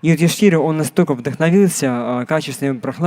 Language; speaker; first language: Russian; native; Russian